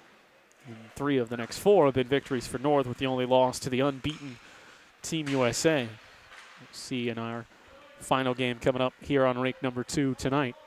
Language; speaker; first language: English; native; English